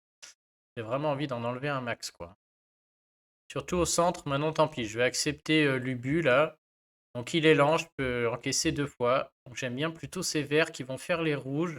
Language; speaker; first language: French; native; French